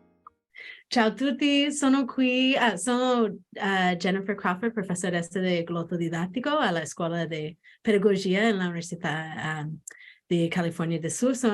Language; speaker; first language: Italian; non-native, learner; English